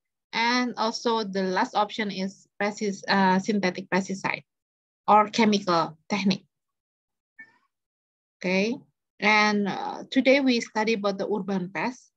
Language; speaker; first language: English; non-native, fluent; Indonesian